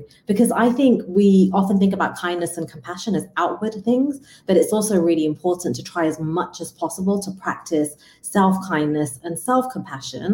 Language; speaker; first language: English; native; English